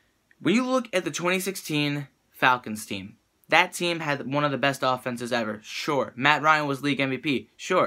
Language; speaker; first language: English; native; English